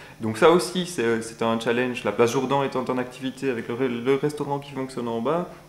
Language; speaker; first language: French; native; French